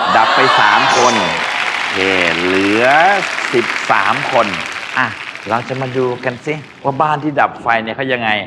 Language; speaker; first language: Thai; native; Thai